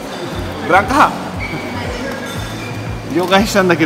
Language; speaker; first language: Japanese; native; Japanese